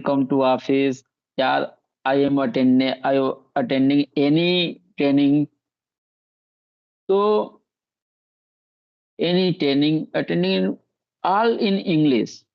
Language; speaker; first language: English; non-native, learner; Bhojpuri